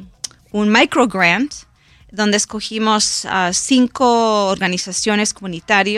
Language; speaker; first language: Spanish; non-native, local second language; English